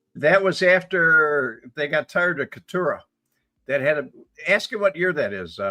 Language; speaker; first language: English; native; English